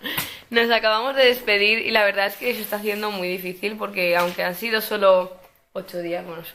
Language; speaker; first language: Spanish; native; Spanish